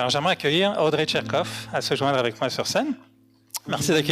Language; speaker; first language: French; native; French